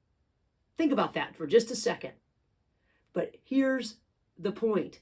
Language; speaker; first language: English; native; English